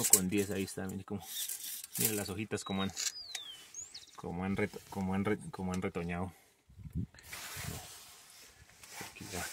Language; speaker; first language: Spanish; native; Spanish